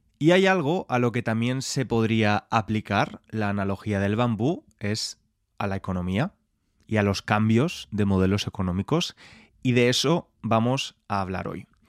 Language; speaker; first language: Spanish; native; Spanish